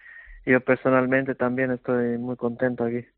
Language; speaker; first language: Spanish; non-native, fluent; Albanian